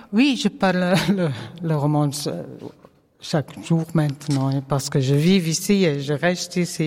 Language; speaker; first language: French; non-native, learner; Dutch